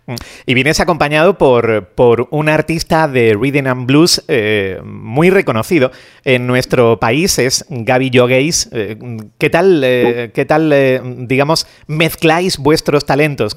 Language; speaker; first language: Spanish; native; Spanish